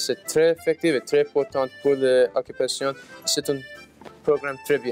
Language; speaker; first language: French; non-native, learner; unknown